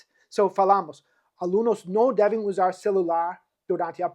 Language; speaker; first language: Portuguese; non-native, fluent; English